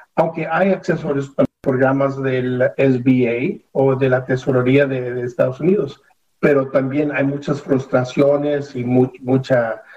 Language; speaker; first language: Spanish; early bilingual, heritage; Spanish